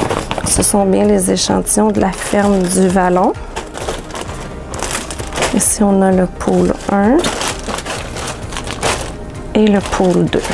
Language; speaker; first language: French; native; French